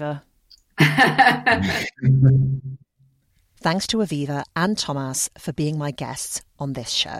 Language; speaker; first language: English; native; English